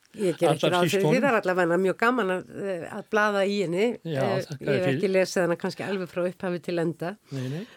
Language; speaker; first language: Icelandic; native; Icelandic